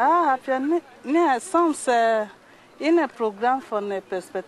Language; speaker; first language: Dutch; non-native, learner; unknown